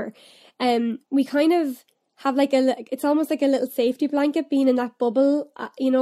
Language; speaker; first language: English; native; English